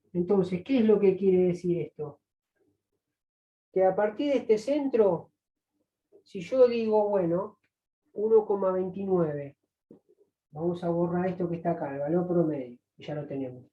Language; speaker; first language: Spanish; native; Spanish